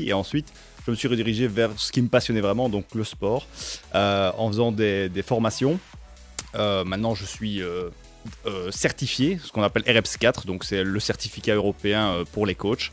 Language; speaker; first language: French; native; French